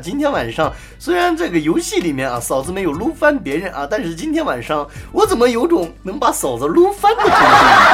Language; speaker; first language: Chinese; native; Chinese